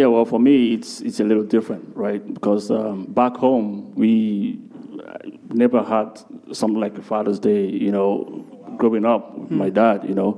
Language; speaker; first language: English; non-native, local second language; Igbo